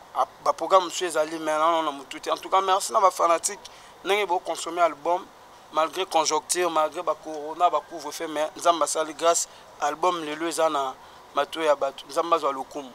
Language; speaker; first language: French; non-native, local second language; Lingala